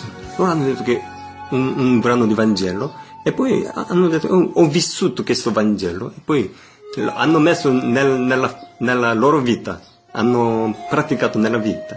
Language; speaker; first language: Italian; non-native, learner; Korean